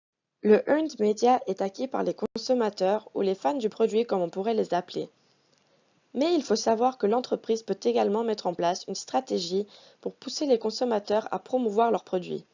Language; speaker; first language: French; native; French